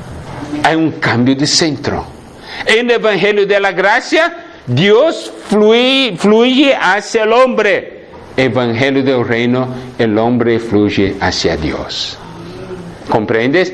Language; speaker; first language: Spanish; non-native, fluent; Portuguese